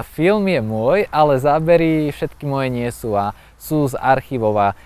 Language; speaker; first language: Slovak; native; Slovak